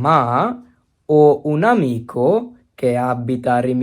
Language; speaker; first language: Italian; non-native, learner; Bangla